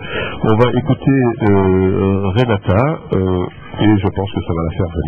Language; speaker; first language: French; native; French